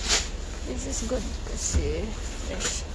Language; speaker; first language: English; non-native, learner; Filipino